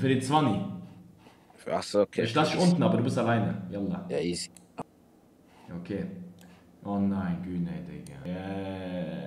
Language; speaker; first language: German; native; German